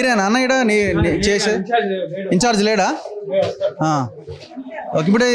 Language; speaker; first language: Telugu; native; Telugu